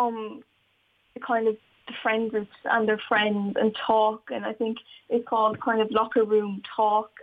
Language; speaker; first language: English; native; English